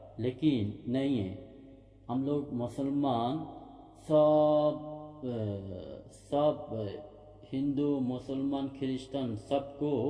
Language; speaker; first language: Hindi; non-native, learner; Bangla